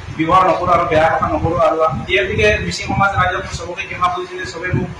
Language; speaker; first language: Assamese; non-native, local second language; Mising